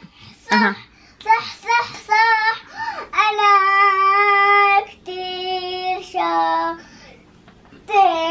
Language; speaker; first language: Arabic; early bilingual, heritage; Arabic